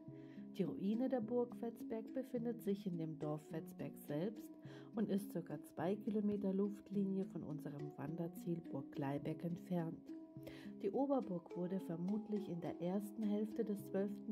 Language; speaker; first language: German; native; German